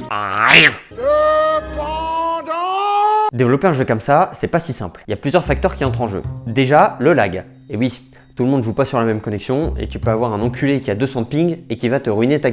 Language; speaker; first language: French; native; French